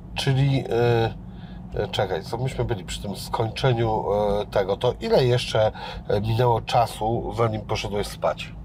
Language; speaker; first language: Polish; native; Polish